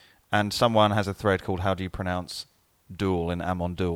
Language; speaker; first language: English; native; English